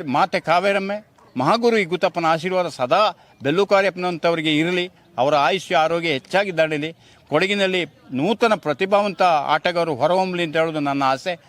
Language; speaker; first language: Kannada; non-native, local second language; Kodava